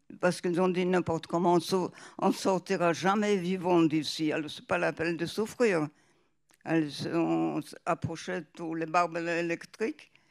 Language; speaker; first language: French; non-native, fluent; Polish